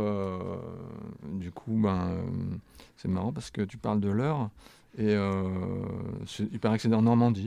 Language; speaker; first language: French; native; French